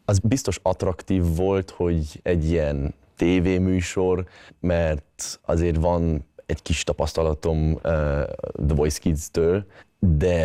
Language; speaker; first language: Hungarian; early bilingual, other home language; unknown